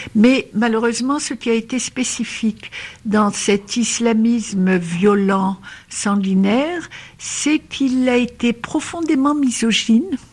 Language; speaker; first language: French; non-native, local second language; Arabic